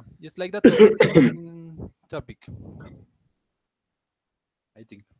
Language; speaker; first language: English; non-native, learner; Spanish